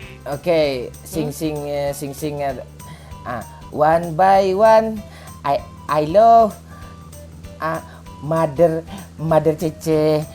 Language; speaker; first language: English; non-native, learner; Indonesian